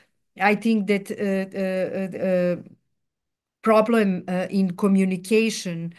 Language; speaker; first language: English; non-native, fluent; Serbian